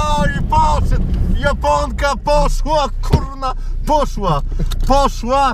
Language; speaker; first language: Polish; native; Polish